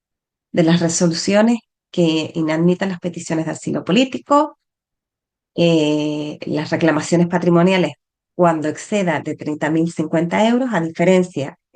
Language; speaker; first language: Spanish; native; Spanish